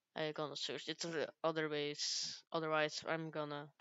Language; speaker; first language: English; non-native, learner; Dutch